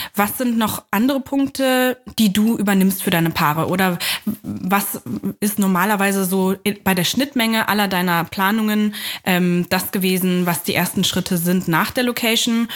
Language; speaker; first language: German; native; German